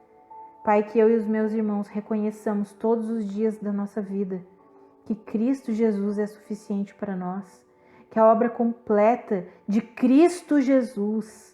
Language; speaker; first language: Portuguese; native; Portuguese